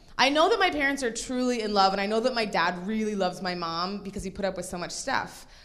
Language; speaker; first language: English; native; English